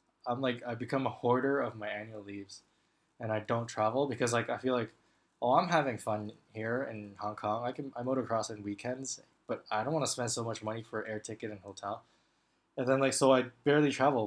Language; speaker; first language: English; non-native, local second language; Cantonese